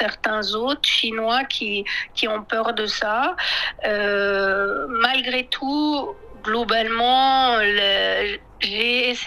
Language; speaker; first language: French; native; French